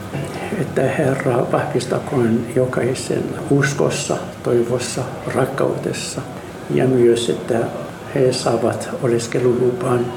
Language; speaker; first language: Finnish; non-native, learner; Arabic